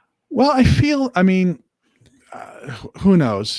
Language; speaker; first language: English; native; English